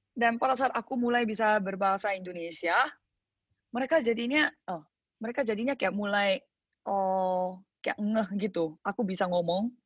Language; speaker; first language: Indonesian; early bilingual, other home language; Korean